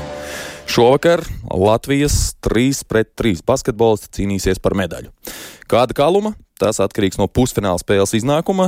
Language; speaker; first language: Latvian; native; Latvian